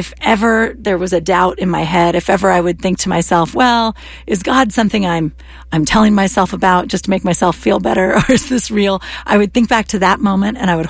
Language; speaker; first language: English; native; English